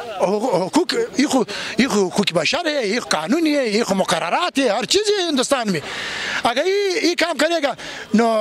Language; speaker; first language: Hindi; non-native, learner; Pashto